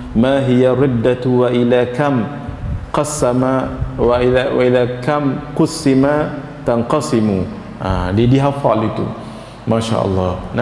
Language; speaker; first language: Malay; native; Malay